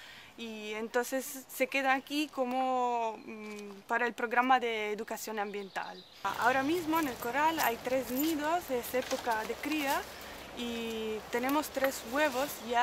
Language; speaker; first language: Spanish; non-native, fluent; Italian